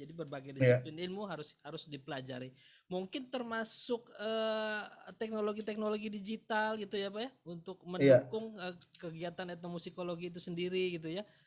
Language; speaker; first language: Indonesian; native; Indonesian